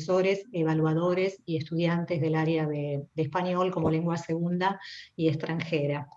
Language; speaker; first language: Spanish; native; Spanish